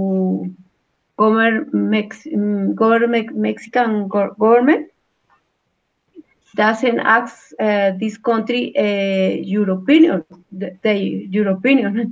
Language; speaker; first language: English; non-native, learner; Spanish